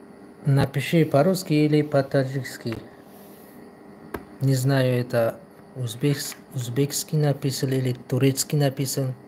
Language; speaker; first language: Russian; non-native, learner; Tajik